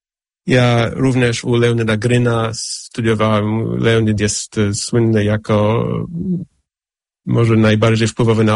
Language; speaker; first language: Polish; non-native, fluent; English